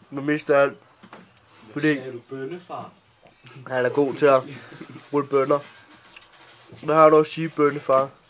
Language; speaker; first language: Danish; native; Danish